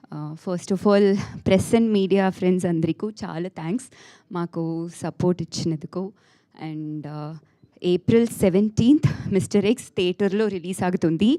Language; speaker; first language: Telugu; non-native, learner; Tamil